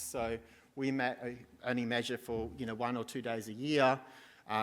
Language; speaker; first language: English; native; English